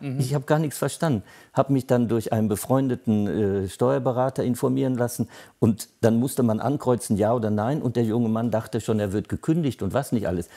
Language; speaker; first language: German; native; German